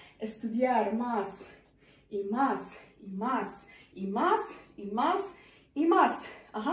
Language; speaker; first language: Spanish; non-native, learner; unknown